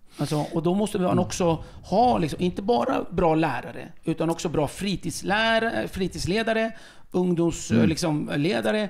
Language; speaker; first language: Swedish; early bilingual, other home language; Kurdish